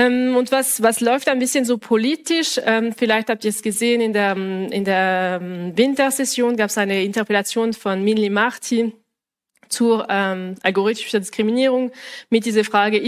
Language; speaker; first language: German; non-native, local second language; French